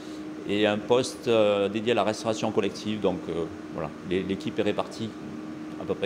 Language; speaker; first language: French; native; French